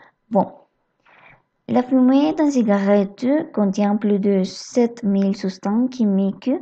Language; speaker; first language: French; non-native, learner; Spanish